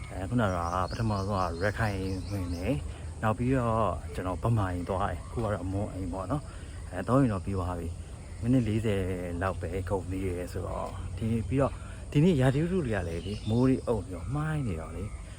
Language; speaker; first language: Burmese; native; Burmese